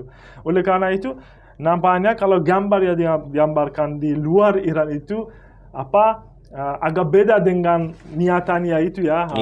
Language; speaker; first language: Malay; non-native, fluent; Persian